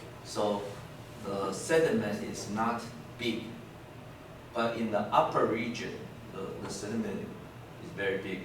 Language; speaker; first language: English; non-native, fluent; Chinese